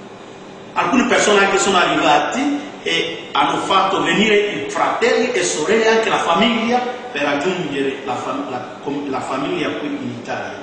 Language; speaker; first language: Italian; non-native, fluent; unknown